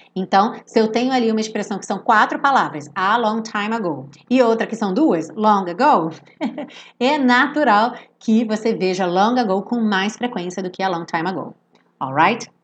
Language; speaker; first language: Portuguese; native; Portuguese